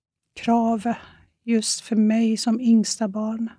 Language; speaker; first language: Swedish; non-native, fluent; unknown